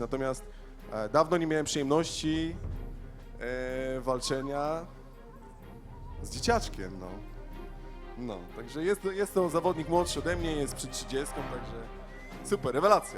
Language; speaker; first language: Polish; native; Polish